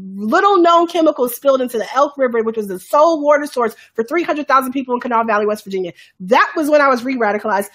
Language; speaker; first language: English; native; English